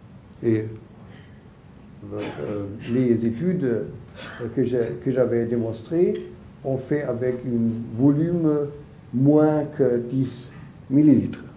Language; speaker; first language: French; non-native, learner; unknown